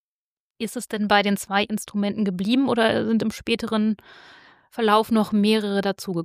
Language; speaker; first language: German; native; German